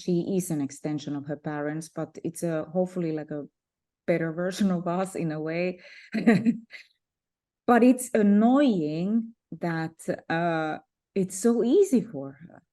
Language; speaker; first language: English; non-native, fluent; Finnish